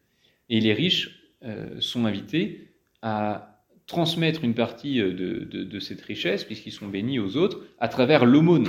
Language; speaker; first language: French; native; French